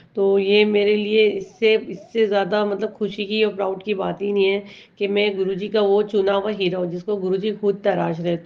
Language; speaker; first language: Hindi; native; Hindi